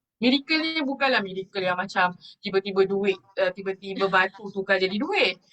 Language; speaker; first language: Malay; non-native, local second language; Tamil